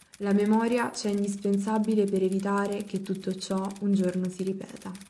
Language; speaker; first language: Italian; native; Italian